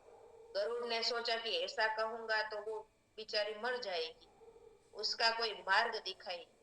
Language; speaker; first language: Hindi; native; Hindi